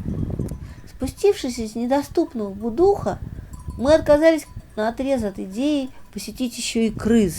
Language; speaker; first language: Russian; native; Russian